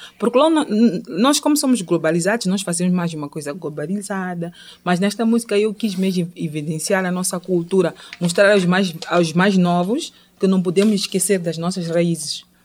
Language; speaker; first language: Portuguese; non-native, local second language; Tsonga